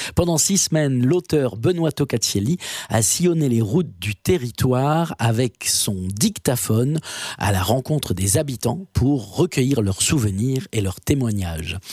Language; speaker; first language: French; native; French